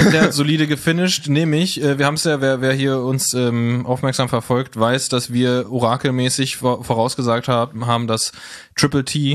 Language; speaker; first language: German; native; German